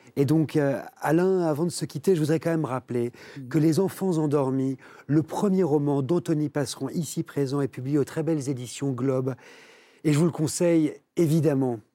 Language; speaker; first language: French; native; French